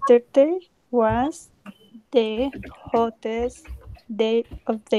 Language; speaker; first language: English; non-native, learner; Spanish